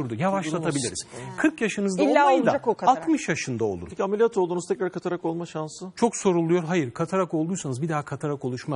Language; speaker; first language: Turkish; native; Turkish